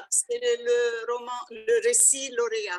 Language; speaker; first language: French; non-native, local second language; Arabic